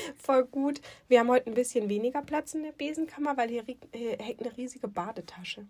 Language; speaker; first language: German; native; German